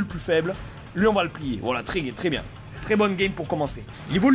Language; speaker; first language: French; native; French